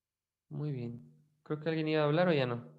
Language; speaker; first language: Spanish; native; Spanish